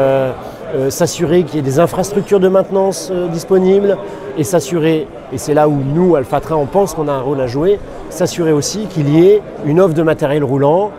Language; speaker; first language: French; native; French